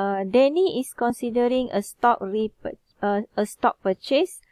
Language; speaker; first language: English; non-native, local second language; Malay